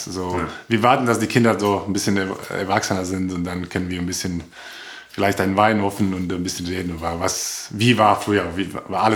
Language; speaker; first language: German; non-native, learner; Croatian